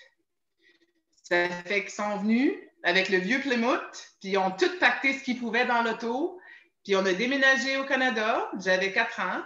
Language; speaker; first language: French; native; French